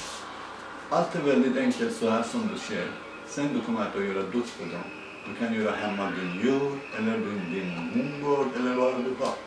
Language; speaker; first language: Swedish; non-native, learner; Persian